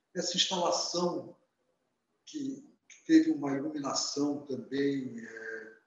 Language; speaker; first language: Portuguese; native; Portuguese